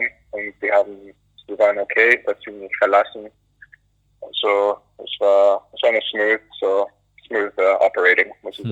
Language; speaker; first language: German; early bilingual, other home language; Greek